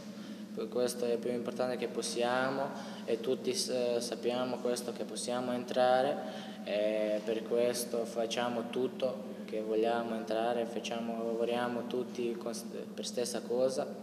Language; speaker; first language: Italian; non-native, learner; Croatian